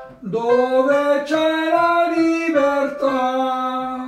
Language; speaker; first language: Italian; non-native, learner; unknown